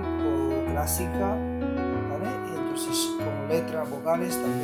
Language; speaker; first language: Spanish; non-native, learner; Chinese